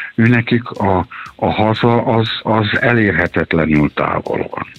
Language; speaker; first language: Hungarian; native; Hungarian